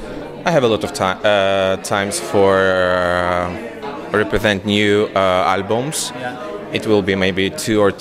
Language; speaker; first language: English; non-native, learner; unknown